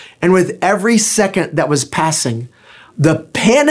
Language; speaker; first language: English; native; English